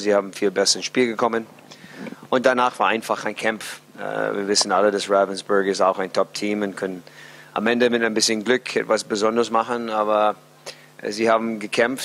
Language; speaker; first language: German; non-native, fluent; English